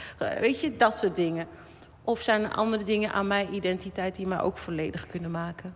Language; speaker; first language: Dutch; native; Dutch